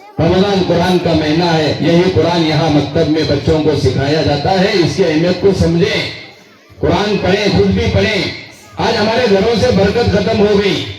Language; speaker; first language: Urdu; native; Urdu